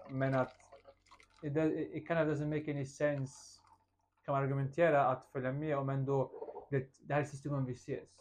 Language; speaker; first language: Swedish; early bilingual, other home language; Russian